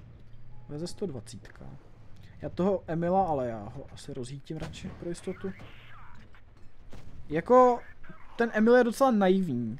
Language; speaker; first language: Czech; native; Czech